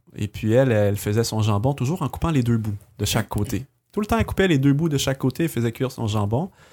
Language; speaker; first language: French; native; French